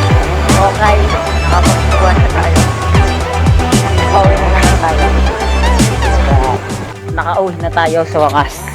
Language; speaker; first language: Filipino; native; Filipino